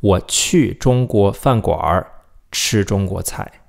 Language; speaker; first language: Chinese; non-native, fluent; English